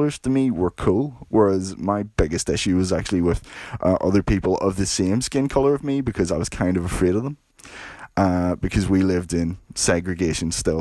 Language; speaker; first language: English; native; English